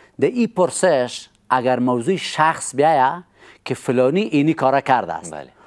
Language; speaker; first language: Persian; native; Persian